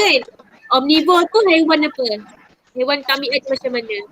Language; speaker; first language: Malay; native; Malay